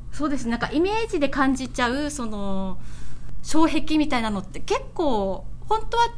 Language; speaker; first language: Japanese; native; Japanese